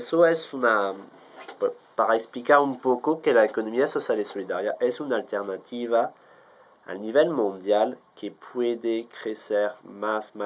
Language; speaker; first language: Spanish; non-native, fluent; French